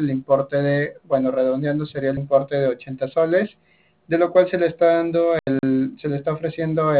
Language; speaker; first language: Spanish; native; Spanish